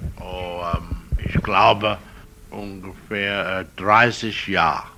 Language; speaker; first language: German; non-native, learner; English